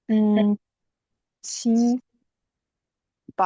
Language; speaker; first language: Chinese; non-native, learner; English